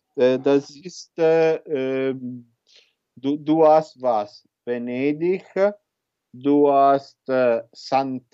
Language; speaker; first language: German; non-native, learner; Italian